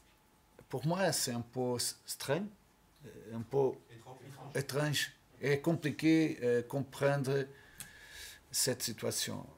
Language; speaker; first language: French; non-native, learner; Portuguese